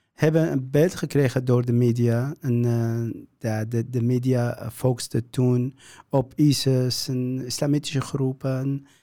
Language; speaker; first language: Dutch; non-native, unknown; Kurdish